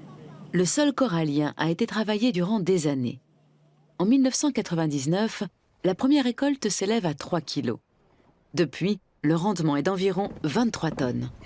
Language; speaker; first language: French; native; French